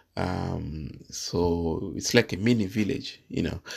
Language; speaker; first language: English; non-native, local second language; Shona